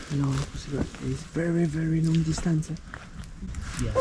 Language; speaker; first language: English; non-native, learner; French